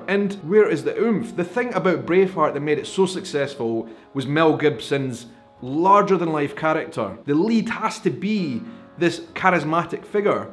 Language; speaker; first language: English; native; English